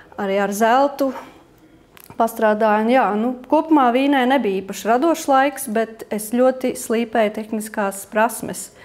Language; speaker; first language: Latvian; native; Latvian